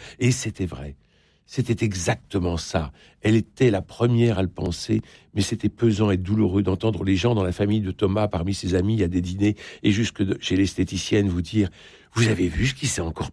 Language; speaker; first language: French; native; French